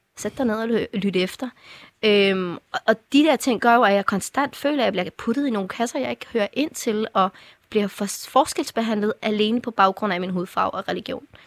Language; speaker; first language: Danish; early bilingual, other home language; Persian